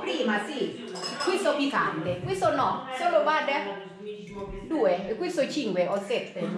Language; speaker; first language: Italian; non-native, learner; Thai